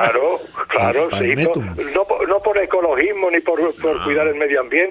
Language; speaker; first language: Spanish; native; Spanish